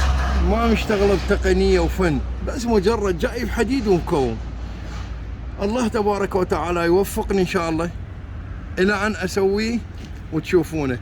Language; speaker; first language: Arabic; native; Arabic